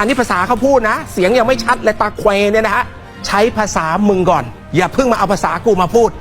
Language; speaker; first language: Thai; native; Thai